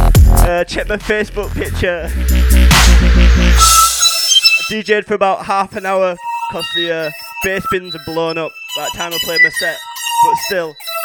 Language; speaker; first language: English; native; English